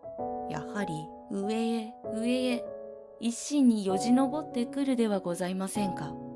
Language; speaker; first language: Japanese; native; Japanese